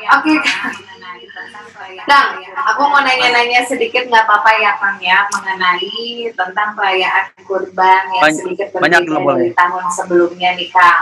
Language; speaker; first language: Indonesian; native; Indonesian